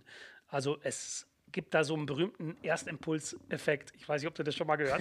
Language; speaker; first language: German; native; German